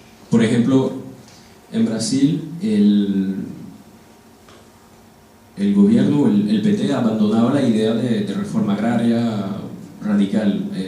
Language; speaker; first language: Spanish; non-native, fluent; French